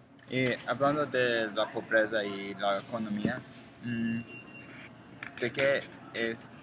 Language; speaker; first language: Spanish; non-native, learner; English